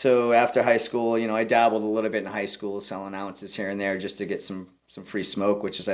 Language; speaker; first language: English; native; English